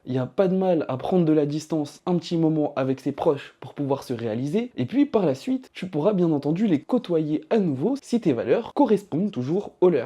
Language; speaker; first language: French; native; French